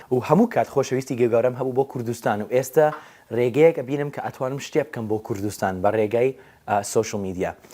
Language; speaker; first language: Central Kurdish; non-native, fluent; English